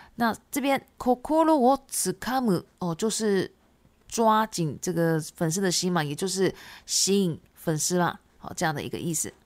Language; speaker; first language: Chinese; non-native, fluent; Japanese